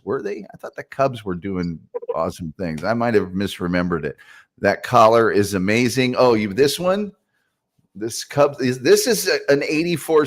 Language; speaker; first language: English; native; English